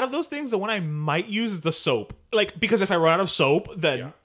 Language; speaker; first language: English; native; English